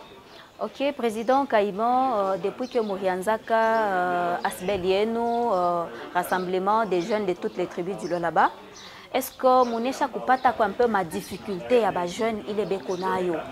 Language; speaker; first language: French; non-native, local second language; Swahili